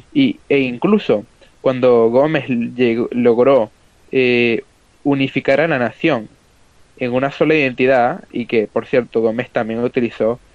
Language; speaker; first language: Spanish; native; Spanish